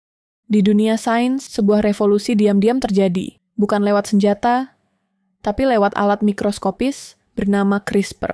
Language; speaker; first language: Indonesian; native; Indonesian